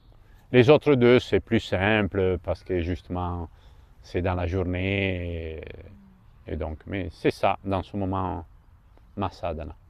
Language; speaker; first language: French; non-native, fluent; Italian